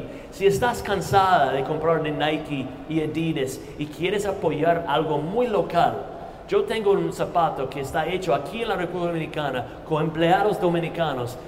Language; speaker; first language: Spanish; non-native, fluent; English